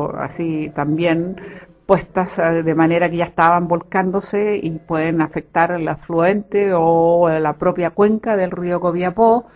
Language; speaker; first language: Spanish; native; Spanish